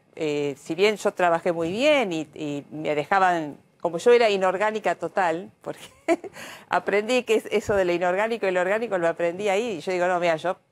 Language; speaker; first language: Spanish; early bilingual, heritage; Spanish